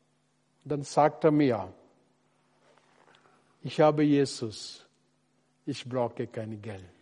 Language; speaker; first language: German; non-native, learner; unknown